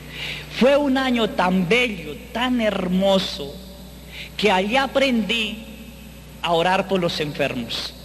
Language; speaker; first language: Spanish; native; Spanish